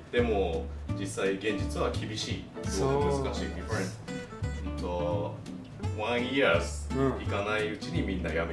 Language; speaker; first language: Japanese; native; Japanese